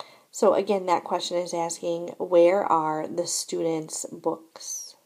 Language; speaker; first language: English; native; English